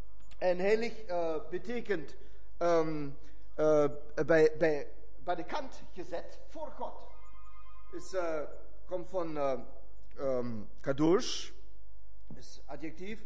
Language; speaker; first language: Dutch; non-native, fluent; German